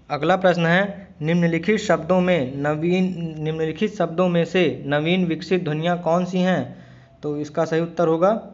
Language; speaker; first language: Hindi; native; Hindi